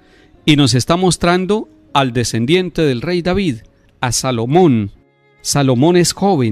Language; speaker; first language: Spanish; native; Spanish